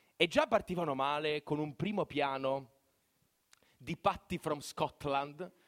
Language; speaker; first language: Italian; native; Italian